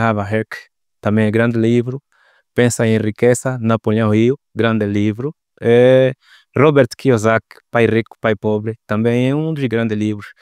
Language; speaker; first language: Portuguese; native; Portuguese